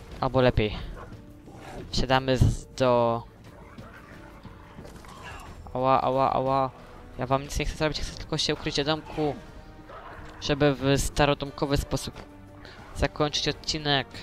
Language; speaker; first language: Polish; native; Polish